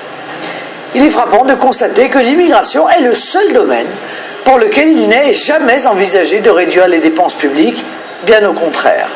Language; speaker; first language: French; native; French